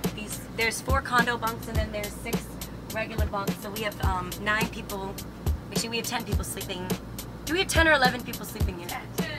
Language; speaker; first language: English; native; English